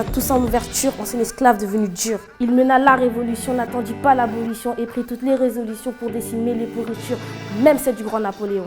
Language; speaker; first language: French; early bilingual, other home language; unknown